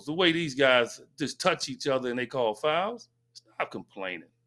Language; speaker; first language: English; native; English